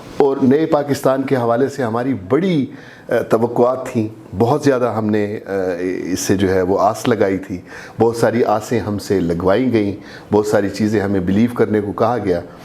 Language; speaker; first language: Urdu; non-native, local second language; Saraiki